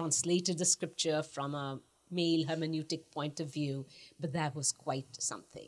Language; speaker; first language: English; non-native, local second language; Punjabi